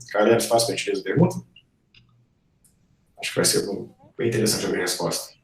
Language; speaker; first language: Portuguese; native; Portuguese